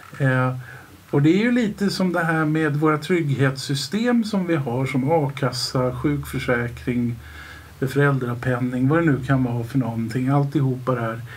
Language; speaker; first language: Swedish; native; Swedish